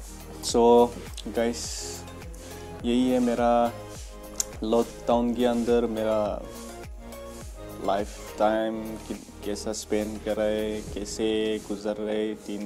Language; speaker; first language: Hindi; non-native, local second language; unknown